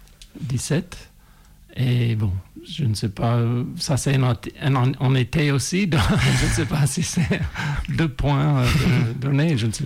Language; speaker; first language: French; non-native, fluent; English